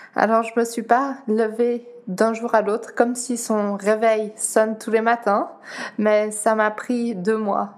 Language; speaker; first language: French; non-native, fluent; Dutch